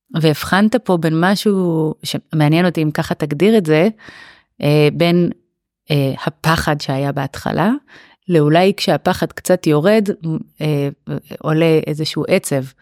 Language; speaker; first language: Hebrew; native; Hebrew